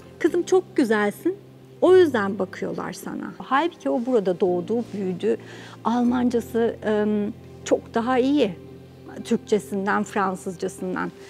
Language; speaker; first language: Turkish; native; Turkish